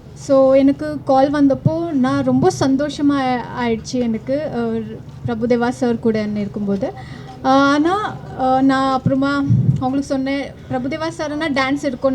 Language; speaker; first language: Tamil; non-native, learner; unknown